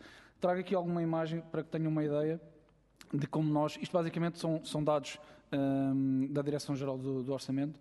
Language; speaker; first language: Portuguese; native; Portuguese